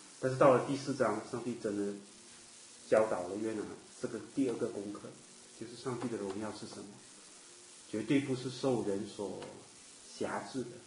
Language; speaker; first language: Chinese; native; Chinese